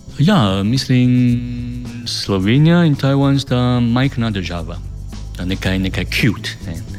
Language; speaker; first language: Slovenian; non-native, learner; Chinese